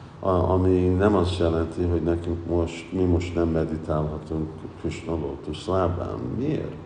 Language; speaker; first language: Hungarian; early bilingual, heritage; Hungarian